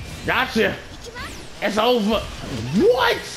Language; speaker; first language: English; native; English